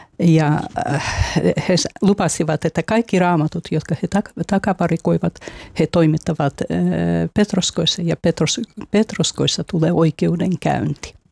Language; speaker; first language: Finnish; non-native, fluent; Russian